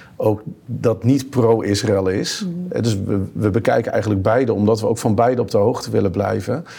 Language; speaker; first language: Dutch; native; Dutch